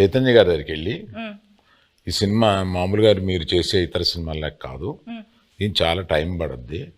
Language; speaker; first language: Telugu; native; Telugu